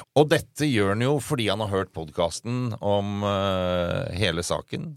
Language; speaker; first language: Norwegian; native; Norwegian